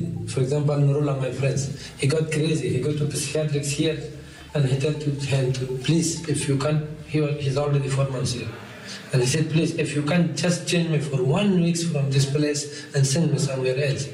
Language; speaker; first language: English; non-native, learner; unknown